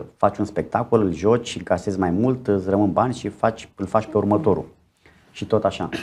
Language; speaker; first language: Romanian; native; Romanian